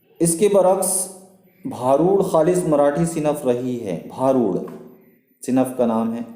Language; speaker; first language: Urdu; native; Urdu